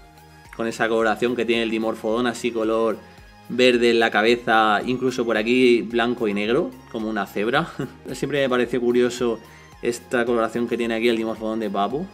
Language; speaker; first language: Spanish; native; Spanish